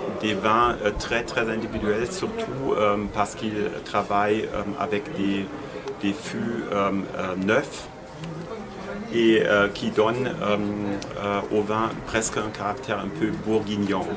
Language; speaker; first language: French; non-native, fluent; German